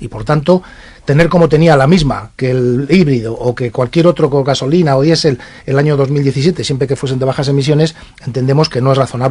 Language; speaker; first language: Spanish; native; Spanish